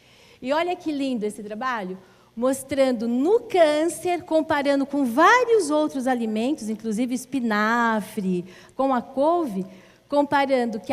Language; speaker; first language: Portuguese; native; Portuguese